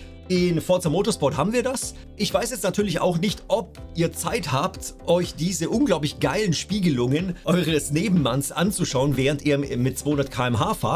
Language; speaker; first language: German; native; German